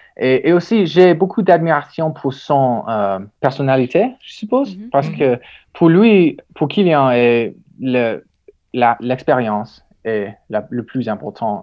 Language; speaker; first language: French; non-native, learner; English